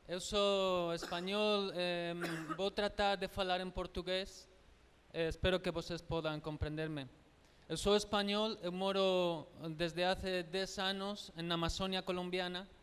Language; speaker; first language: Portuguese; non-native, learner; Spanish